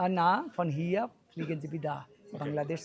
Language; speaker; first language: German; non-native, learner; Bangla